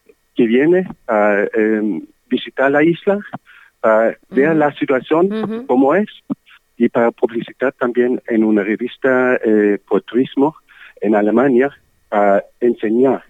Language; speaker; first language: Spanish; non-native, learner; German